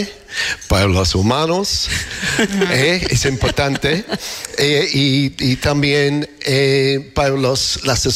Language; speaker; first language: Spanish; non-native, learner; English